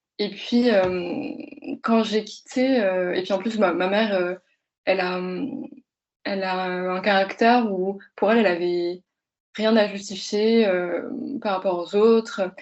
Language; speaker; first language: French; native; French